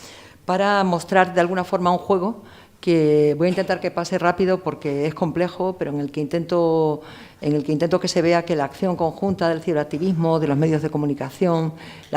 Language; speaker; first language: Spanish; native; Spanish